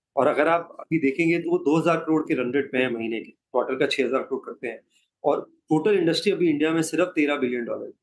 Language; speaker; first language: Hindi; native; Hindi